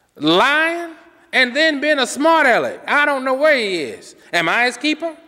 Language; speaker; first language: English; native; English